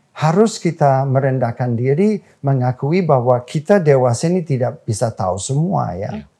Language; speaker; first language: Indonesian; non-native, fluent; English